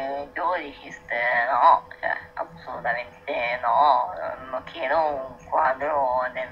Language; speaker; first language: Spanish; non-native, learner; Italian